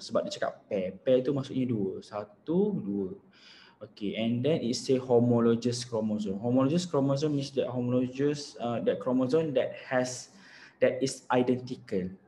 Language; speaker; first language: English; non-native, local second language; Malay